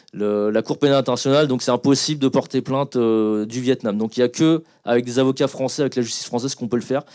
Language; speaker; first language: French; native; French